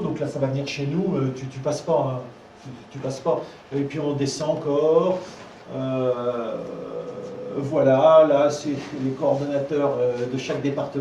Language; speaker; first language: French; native; French